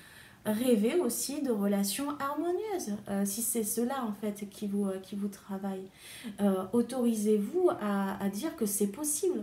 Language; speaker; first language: French; native; French